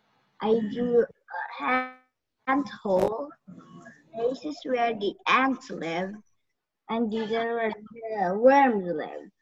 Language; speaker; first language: English; non-native, learner; Indonesian